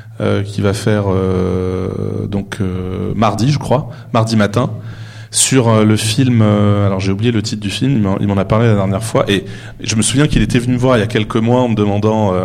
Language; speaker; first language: French; native; French